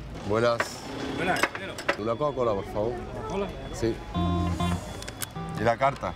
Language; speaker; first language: Spanish; non-native, learner; French